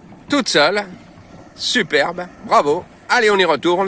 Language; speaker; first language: French; native; French